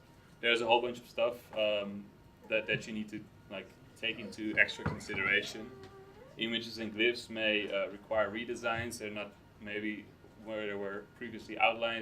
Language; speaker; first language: English; non-native, fluent; Dutch